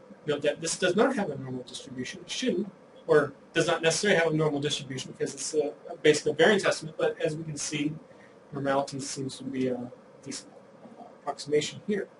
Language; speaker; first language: English; native; English